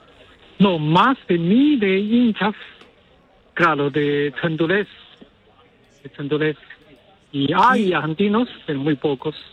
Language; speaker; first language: Spanish; non-native, learner; Chinese